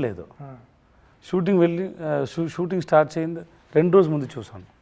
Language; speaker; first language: Telugu; non-native, learner; Tamil